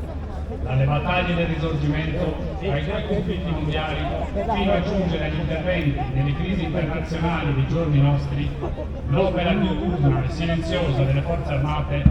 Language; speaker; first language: Italian; native; Italian